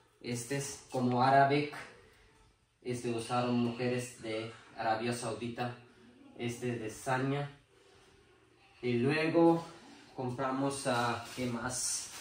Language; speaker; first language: Spanish; non-native, learner; Urdu